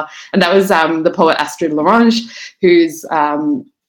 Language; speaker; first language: English; native; English